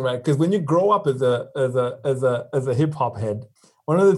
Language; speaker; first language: English; non-native, local second language; Shona